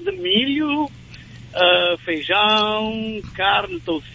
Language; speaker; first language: Portuguese; non-native, local second language; Kabuverdianu